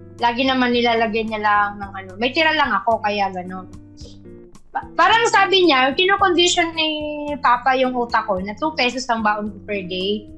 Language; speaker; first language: Filipino; non-native, local second language; Bikol